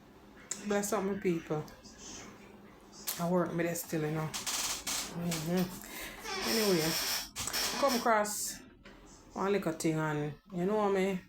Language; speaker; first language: English; native; English